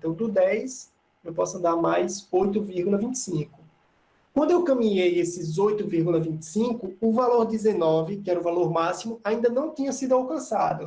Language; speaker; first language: Portuguese; native; Portuguese